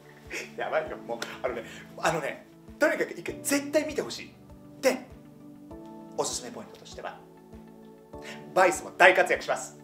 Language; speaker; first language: Japanese; native; Japanese